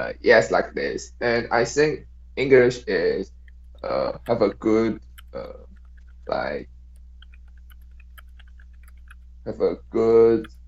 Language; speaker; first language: English; non-native, learner; Chinese